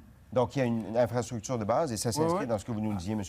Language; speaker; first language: French; native; French